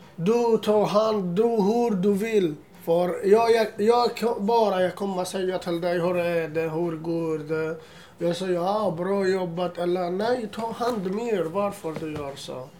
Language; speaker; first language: Swedish; non-native, learner; Assyrian Neo-Aramaic